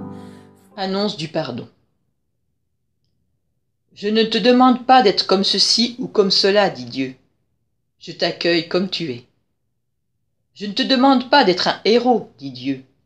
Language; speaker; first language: French; native; French